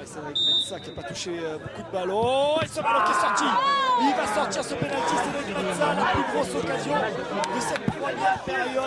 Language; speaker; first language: French; native; French